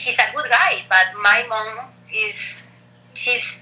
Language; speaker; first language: English; non-native, fluent; Spanish